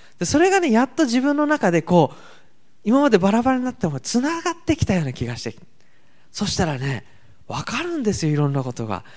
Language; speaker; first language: Japanese; native; Japanese